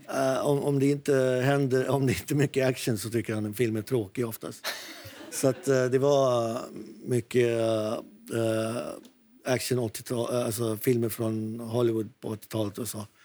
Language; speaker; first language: Swedish; non-native, fluent; Arabic